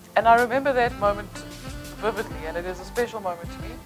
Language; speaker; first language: English; native; English